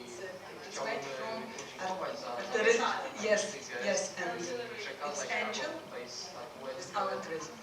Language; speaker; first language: English; non-native, learner; Ukrainian